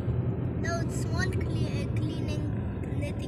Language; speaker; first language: English; non-native, learner; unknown